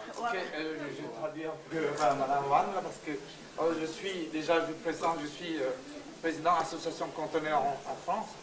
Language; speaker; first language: French; non-native, fluent; Chinese